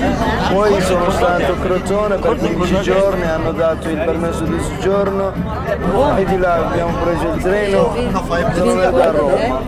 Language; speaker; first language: Italian; non-native, learner; Kurdish